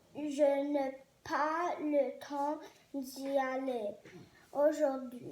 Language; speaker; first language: French; non-native, learner; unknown